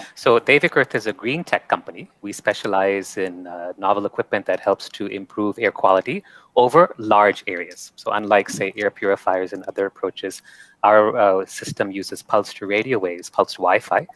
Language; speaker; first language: English; native; English